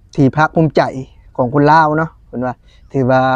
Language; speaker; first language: Lao; native; Lao